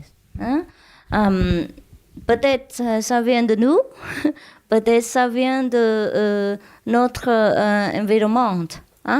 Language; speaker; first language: French; non-native, learner; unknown